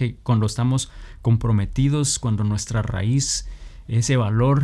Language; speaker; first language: Spanish; native; Spanish